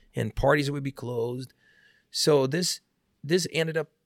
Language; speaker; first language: English; non-native, fluent; Portuguese